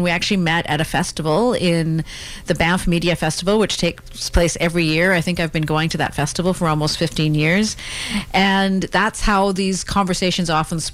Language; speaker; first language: English; native; English